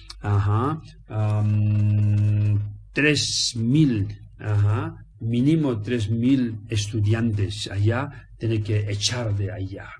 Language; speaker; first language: Spanish; non-native, learner; Tibetan